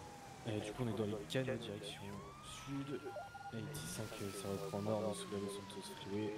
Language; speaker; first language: French; native; French